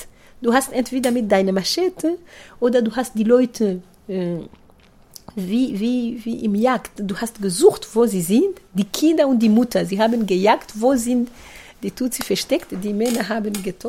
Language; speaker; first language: German; non-native, fluent; Kinyarwanda